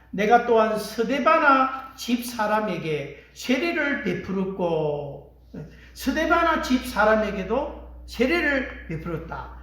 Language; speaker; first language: Korean; native; Korean